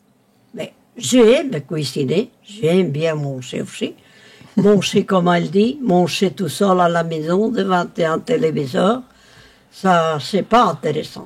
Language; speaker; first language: French; non-native, local second language; Spanish